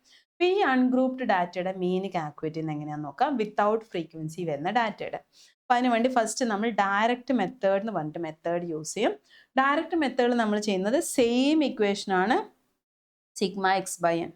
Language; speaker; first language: Malayalam; native; Malayalam